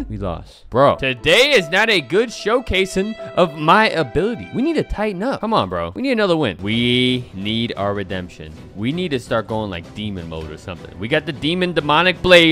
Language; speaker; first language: English; native; English